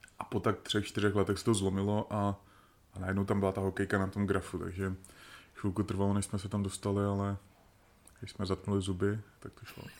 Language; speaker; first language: Czech; early bilingual, other home language; Slovak